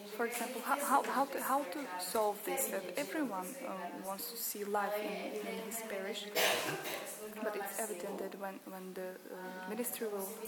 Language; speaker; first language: English; non-native, learner; Slovak